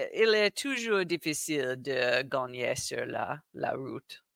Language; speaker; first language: French; non-native, learner; English